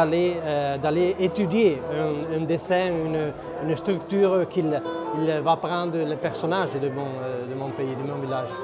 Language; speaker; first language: French; non-native, local second language; Italian